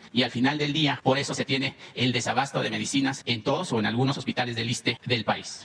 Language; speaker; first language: Spanish; native; Spanish